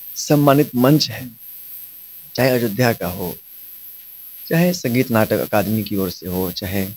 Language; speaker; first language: Hindi; non-native, local second language; Bhojpuri